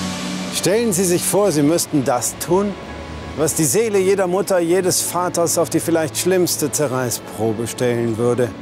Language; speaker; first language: German; native; German